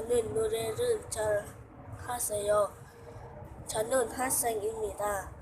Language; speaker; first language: Korean; non-native, learner; Hmong